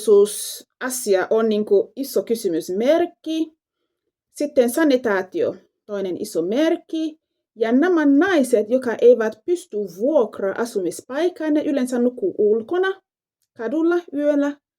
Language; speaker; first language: Finnish; non-native, fluent; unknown